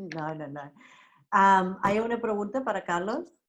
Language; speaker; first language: Spanish; non-native, fluent; English